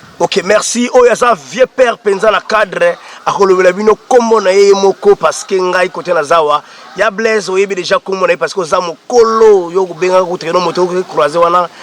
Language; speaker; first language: Lingala; native; Lingala